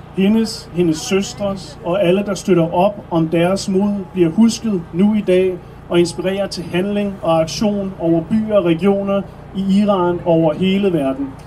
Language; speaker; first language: Danish; native; Danish